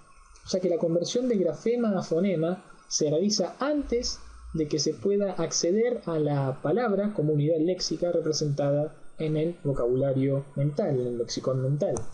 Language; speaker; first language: Spanish; native; Spanish